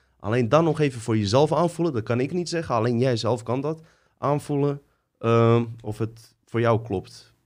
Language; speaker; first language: Dutch; early bilingual, other home language; Bosnian